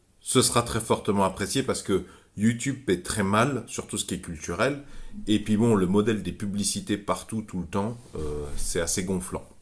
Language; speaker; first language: French; native; French